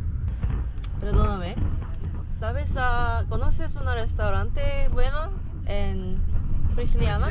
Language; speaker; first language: Spanish; non-native, learner; Korean